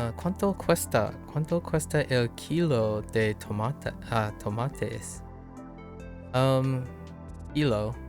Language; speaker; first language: Spanish; non-native, learner; English